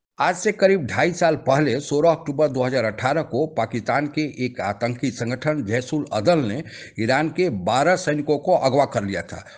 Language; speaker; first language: Hindi; native; Hindi